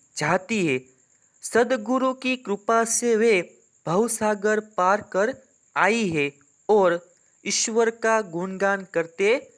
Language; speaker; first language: Hindi; non-native, local second language; Gujarati